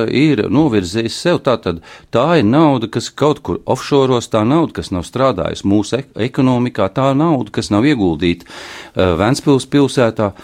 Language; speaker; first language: Latvian; native; Latvian